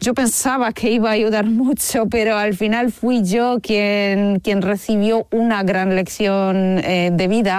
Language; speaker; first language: Spanish; non-native, fluent; Polish